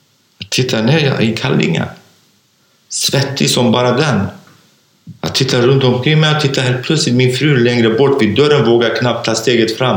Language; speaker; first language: Swedish; non-native, fluent; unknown